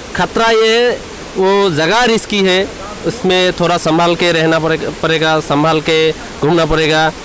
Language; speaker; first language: Hindi; non-native, local second language; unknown